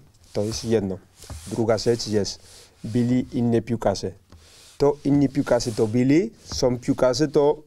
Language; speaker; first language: Polish; non-native, learner; Spanish